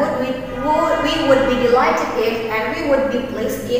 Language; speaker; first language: English; non-native, fluent; Indonesian